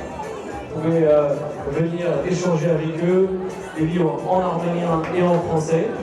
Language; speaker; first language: French; native; French